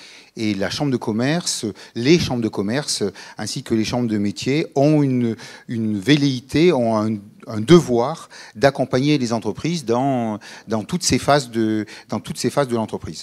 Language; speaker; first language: French; native; French